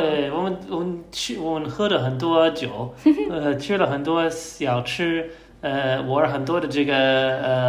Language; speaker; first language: Chinese; non-native, learner; English